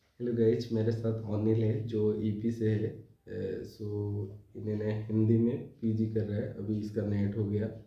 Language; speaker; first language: Hindi; non-native, local second language; Odia